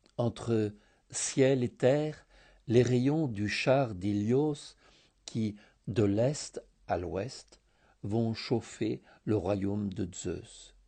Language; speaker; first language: French; early bilingual, heritage; Greek